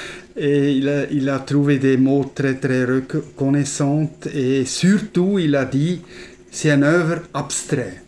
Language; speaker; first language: French; non-native, fluent; German